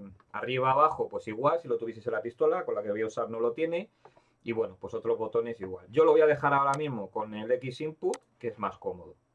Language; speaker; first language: Spanish; native; Spanish